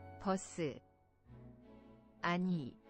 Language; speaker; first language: Korean; non-native, learner; English